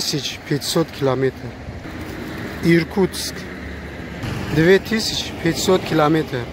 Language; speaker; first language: Russian; non-native, local second language; Tajik